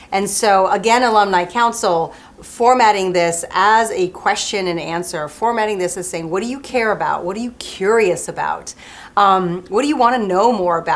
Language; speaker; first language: English; early bilingual, other home language; French